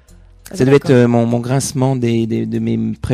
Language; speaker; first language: French; native; French